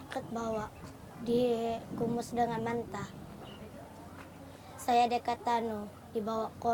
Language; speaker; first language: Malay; early bilingual, other home language; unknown